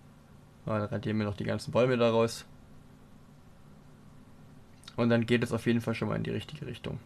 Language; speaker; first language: German; native; German